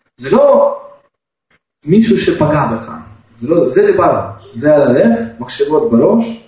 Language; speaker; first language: Hebrew; non-native, fluent; Russian